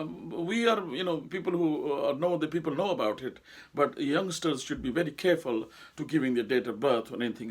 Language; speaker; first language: English; non-native, local second language; Urdu